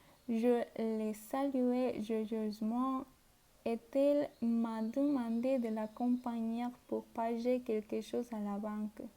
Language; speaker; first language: French; non-native, learner; Spanish